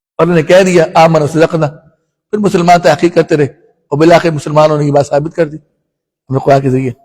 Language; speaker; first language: Urdu; non-native, local second language; Punjabi